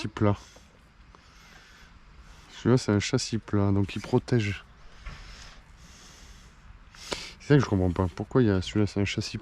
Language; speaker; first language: French; native; French